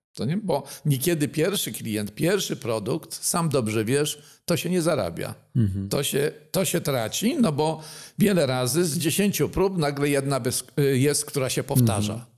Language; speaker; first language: Polish; native; Polish